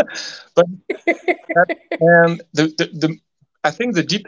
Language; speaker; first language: English; non-native, fluent; French